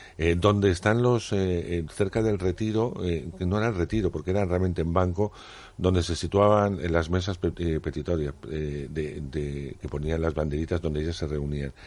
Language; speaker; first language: Spanish; native; Spanish